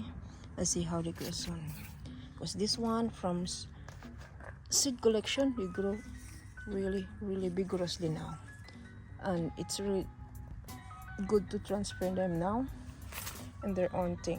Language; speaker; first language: English; non-native, fluent; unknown